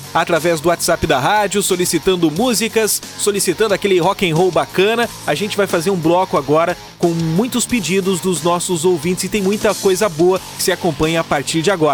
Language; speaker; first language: Portuguese; native; Portuguese